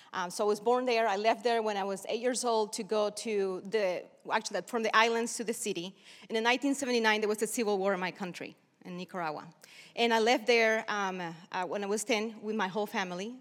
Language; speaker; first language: English; early bilingual, other home language; Spanish